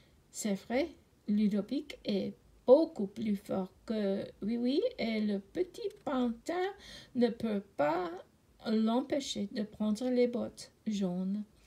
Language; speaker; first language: French; non-native, learner; English